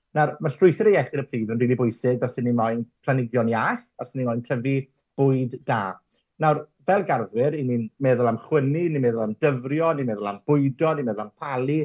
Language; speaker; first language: Welsh; native; Welsh